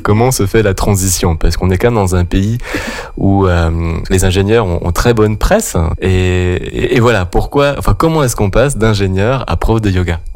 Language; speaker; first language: French; native; French